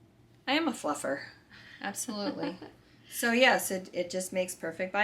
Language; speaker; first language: English; native; English